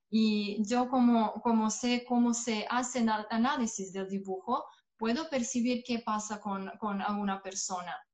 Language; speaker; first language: Spanish; non-native, fluent; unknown